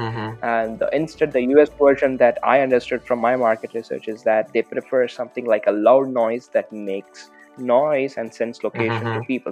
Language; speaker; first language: English; non-native, local second language; Telugu